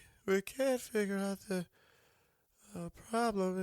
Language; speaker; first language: English; native; English